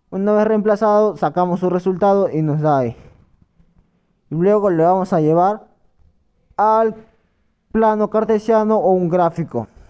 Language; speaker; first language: Spanish; native; Spanish